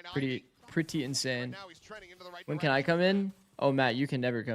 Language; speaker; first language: English; native; English